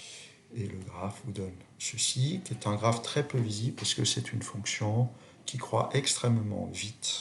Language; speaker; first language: French; native; French